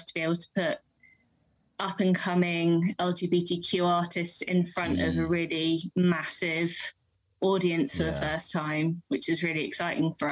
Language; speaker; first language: English; native; English